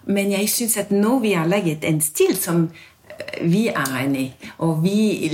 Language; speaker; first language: Norwegian; non-native, fluent; French